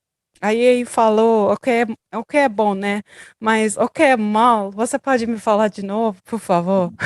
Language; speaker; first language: Portuguese; non-native, learner; Turkish